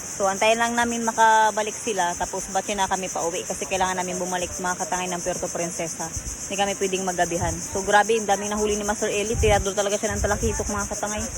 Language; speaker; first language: Filipino; native; Filipino